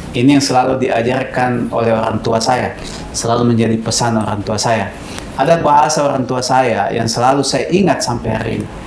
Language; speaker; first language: Indonesian; non-native, local second language; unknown